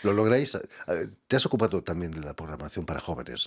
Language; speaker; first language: Spanish; native; Spanish